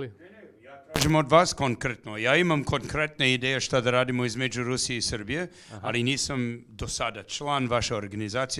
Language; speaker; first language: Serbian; non-native, fluent; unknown